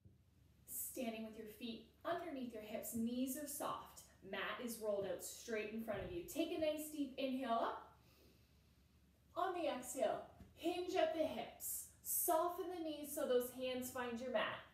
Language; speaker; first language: English; native; English